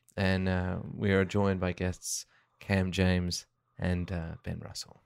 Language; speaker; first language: English; native; English